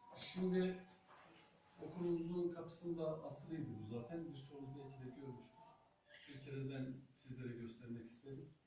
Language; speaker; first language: Turkish; non-native, local second language; Zaza